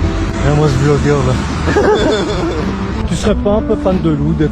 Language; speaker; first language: French; native; French